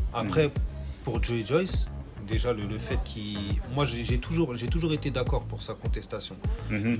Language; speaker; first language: French; native; French